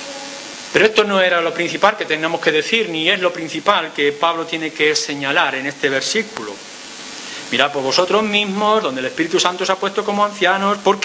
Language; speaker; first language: Spanish; native; Spanish